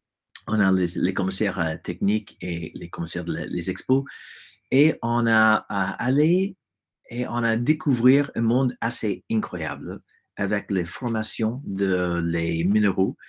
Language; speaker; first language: French; non-native, fluent; English